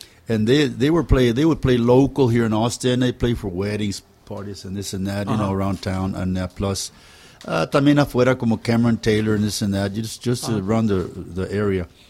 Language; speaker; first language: English; early bilingual, other home language; Spanish